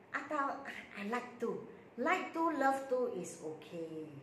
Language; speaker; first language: English; non-native, local second language; Malay